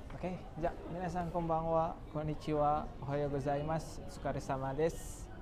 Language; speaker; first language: Japanese; non-native, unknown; Indonesian